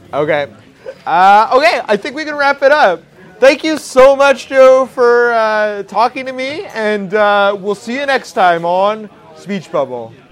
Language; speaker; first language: English; native; English